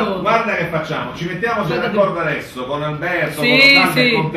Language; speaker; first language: Italian; native; Italian